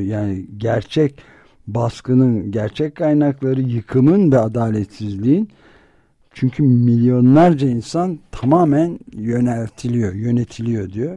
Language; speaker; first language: Turkish; native; Turkish